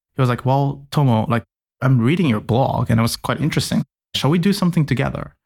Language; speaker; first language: English; non-native, fluent; Japanese